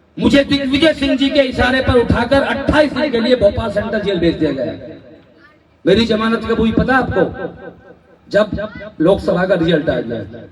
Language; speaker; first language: Hindi; native; Hindi